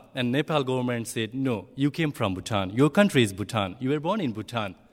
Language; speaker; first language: English; non-native, learner; Nepali